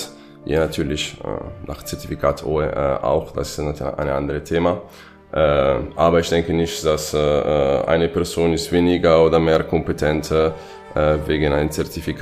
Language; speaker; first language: German; non-native, fluent; Italian